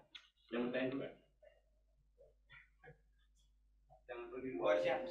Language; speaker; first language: Indonesian; native; Indonesian